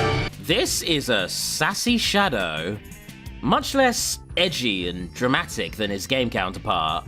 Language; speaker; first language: English; native; English